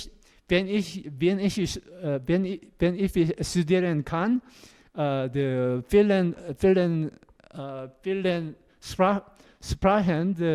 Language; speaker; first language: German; non-native, learner; Korean